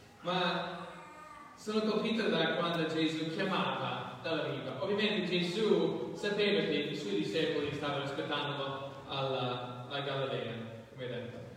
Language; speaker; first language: Italian; non-native, fluent; English